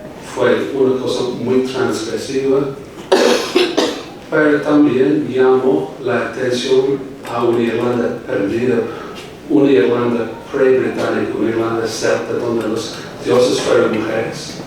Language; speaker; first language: Spanish; non-native, fluent; English